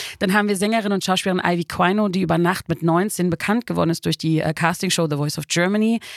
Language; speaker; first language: German; early bilingual, other home language; Turkish